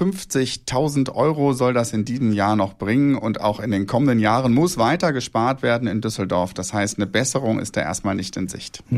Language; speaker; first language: German; native; German